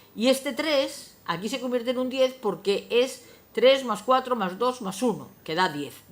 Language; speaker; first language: Spanish; non-native, local second language; Galician